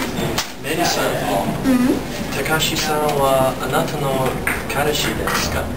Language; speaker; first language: Japanese; non-native, learner; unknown